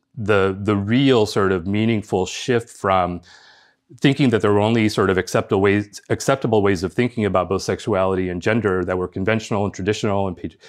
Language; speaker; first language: English; early bilingual, other home language; Spanish